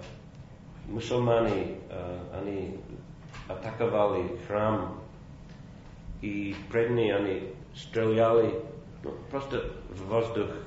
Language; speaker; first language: Russian; non-native, fluent; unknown